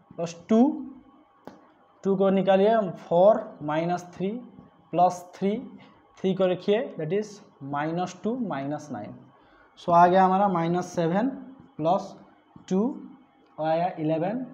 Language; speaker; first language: Hindi; non-native, local second language; Odia